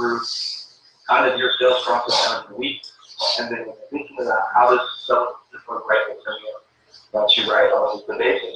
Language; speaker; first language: English; native; English